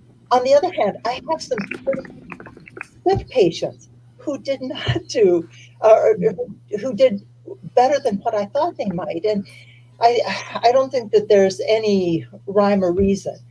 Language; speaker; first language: English; early bilingual, other home language; Spanish